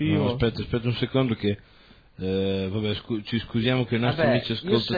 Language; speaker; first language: Italian; native; Italian